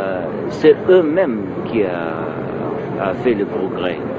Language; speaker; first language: French; non-native, learner; English